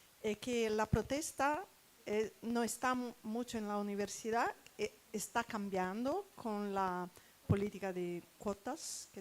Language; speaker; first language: Spanish; non-native, fluent; Portuguese